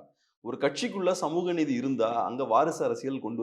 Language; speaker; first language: Tamil; native; Tamil